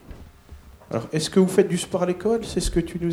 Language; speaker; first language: French; native; French